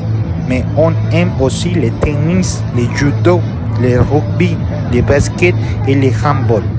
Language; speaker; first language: French; non-native, learner; Spanish